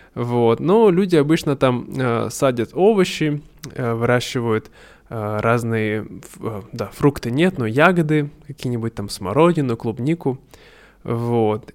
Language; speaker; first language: Russian; native; Russian